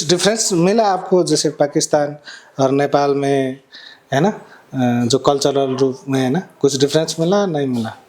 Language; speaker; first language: Hindi; non-native, learner; Nepali